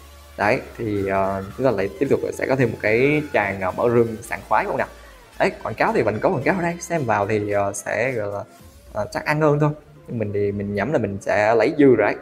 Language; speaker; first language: Vietnamese; native; Vietnamese